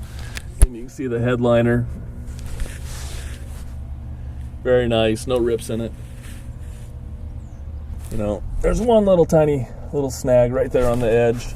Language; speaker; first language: English; native; English